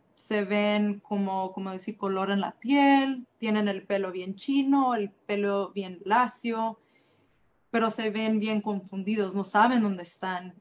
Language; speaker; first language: Spanish; early bilingual, heritage; Spanish